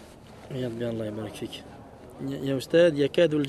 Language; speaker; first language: Arabic; non-native, fluent; French